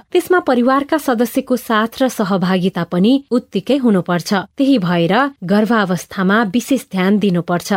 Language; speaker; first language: Nepali; native; Nepali